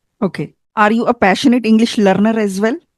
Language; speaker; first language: English; non-native, fluent; Hindi